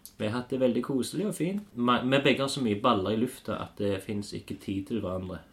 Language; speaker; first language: Norwegian; native; Norwegian